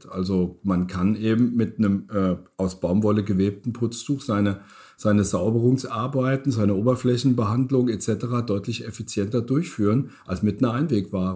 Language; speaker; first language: German; native; German